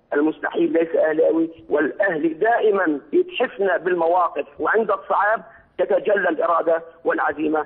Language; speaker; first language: Arabic; native; Arabic